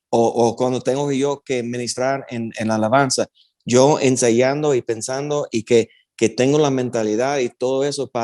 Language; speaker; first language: Spanish; early bilingual, heritage; Spanish